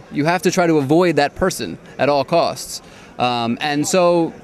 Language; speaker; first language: English; native; English